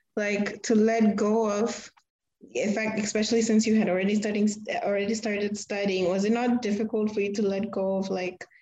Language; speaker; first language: English; non-native, fluent; Portuguese